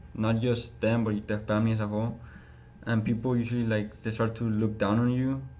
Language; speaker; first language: English; early bilingual, other home language; Spanish